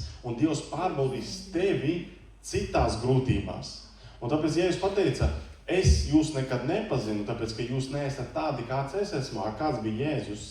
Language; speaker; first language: Latvian; non-native, local second language; Russian